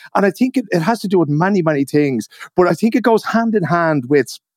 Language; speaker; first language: English; native; English